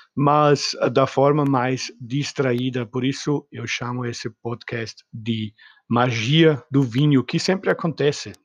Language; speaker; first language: Portuguese; non-native, fluent; German